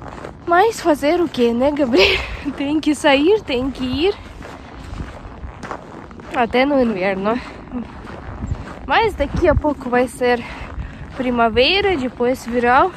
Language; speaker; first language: Portuguese; non-native, fluent; Russian